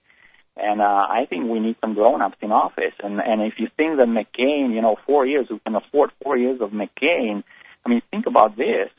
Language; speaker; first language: English; native; English